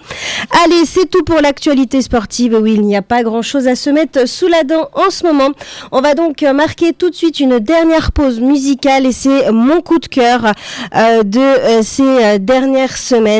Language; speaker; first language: French; native; French